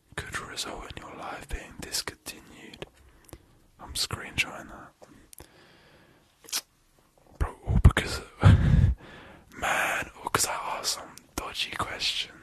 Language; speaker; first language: English; native; English